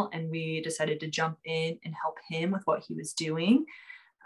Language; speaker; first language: English; native; English